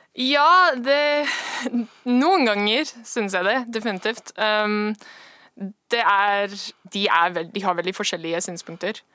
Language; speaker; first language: Norwegian; non-native, fluent; English